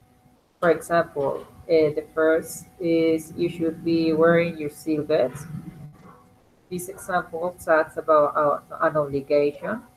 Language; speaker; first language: English; non-native, learner; Spanish